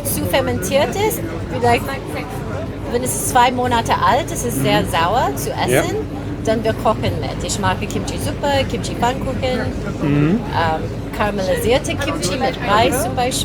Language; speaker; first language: German; non-native, learner; Korean